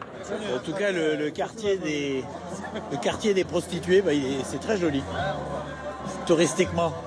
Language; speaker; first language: French; native; French